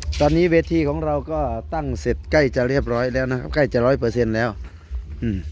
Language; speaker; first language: Thai; non-native, local second language; Northeastern Thai